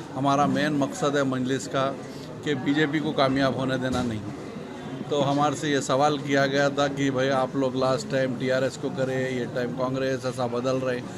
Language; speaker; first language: Hindi; non-native, local second language; Urdu